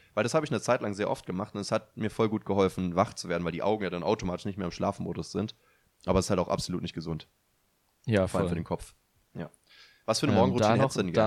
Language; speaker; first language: German; native; German